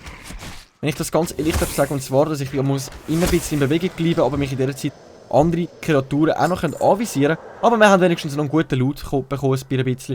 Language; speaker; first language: German; native; German